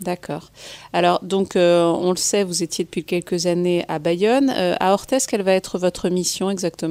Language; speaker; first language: French; native; French